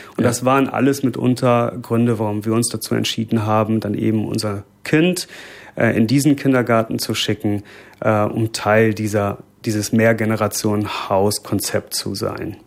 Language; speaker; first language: German; native; German